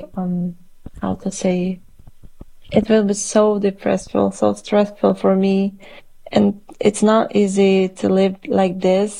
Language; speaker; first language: English; non-native, fluent; Uzbek